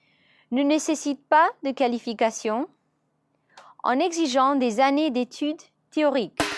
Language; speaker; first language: French; non-native, fluent; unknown